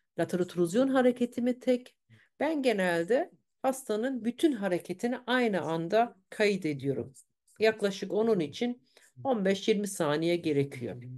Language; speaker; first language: Turkish; early bilingual, heritage; Turkish